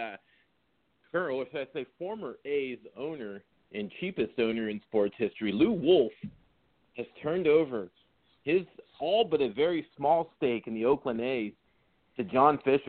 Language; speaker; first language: English; native; English